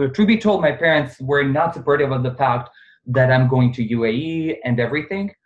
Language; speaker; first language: English; non-native, fluent; Bosnian